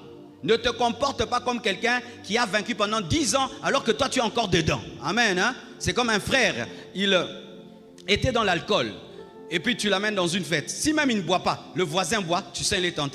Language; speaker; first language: French; non-native, local second language; Lingala